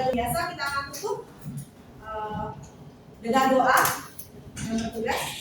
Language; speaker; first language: Indonesian; native; Indonesian